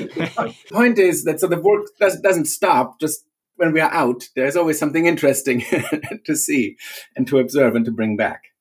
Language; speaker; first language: English; non-native, fluent; German